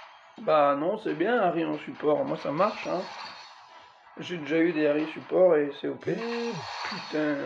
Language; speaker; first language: French; native; French